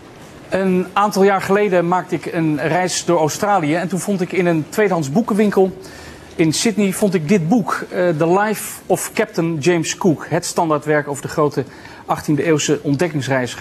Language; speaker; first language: Dutch; native; Dutch